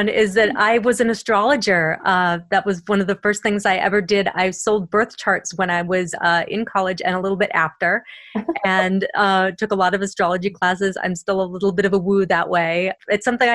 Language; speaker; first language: English; native; English